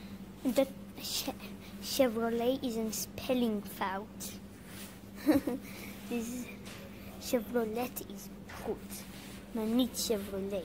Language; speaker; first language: Dutch; non-native, learner; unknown